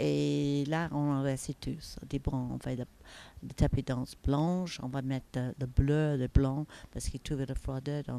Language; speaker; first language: French; non-native, fluent; English